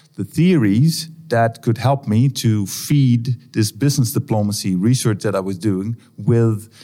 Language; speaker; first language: English; non-native, fluent; Dutch